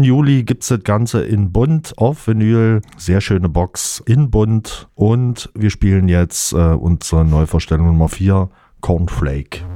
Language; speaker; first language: German; native; German